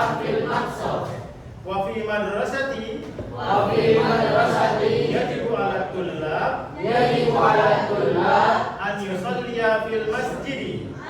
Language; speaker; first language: Arabic; non-native, fluent; Indonesian